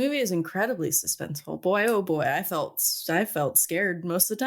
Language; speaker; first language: English; native; English